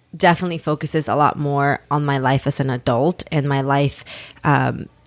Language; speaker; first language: English; early bilingual, other home language; Spanish